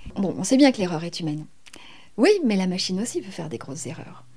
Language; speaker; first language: French; native; French